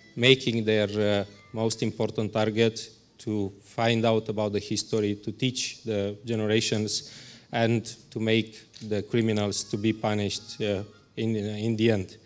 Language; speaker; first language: English; non-native, fluent; Romanian